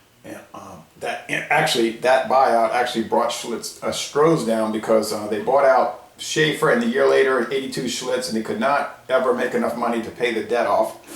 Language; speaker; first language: English; native; English